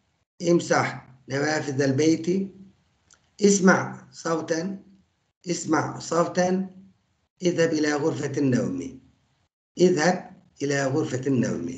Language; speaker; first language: Arabic; non-native, fluent; Turkish